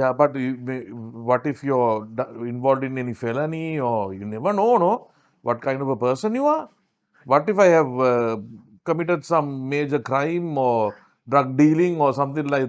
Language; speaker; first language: English; non-native, local second language; Sinhala